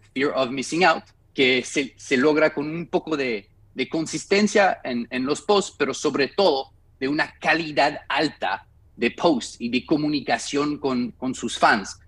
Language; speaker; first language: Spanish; non-native, fluent; French